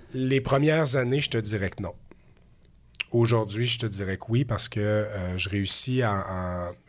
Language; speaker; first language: French; native; French